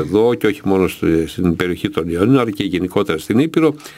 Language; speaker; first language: Greek; native; Greek